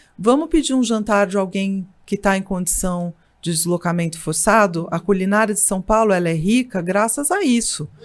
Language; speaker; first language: Portuguese; native; Portuguese